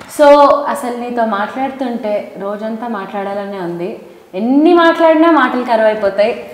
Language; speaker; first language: Telugu; native; Telugu